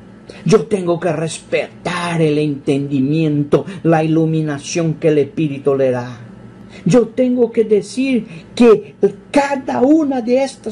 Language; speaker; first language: Spanish; non-native, fluent; Portuguese